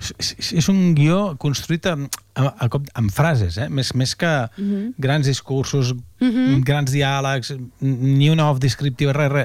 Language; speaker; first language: Catalan; native; Catalan